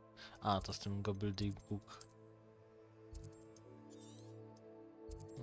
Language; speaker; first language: Polish; native; Polish